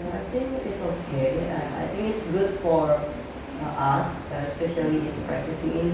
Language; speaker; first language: English; non-native, learner; Indonesian